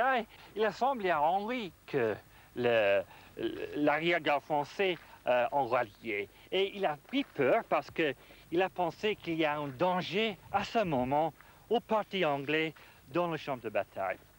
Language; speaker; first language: French; non-native, fluent; English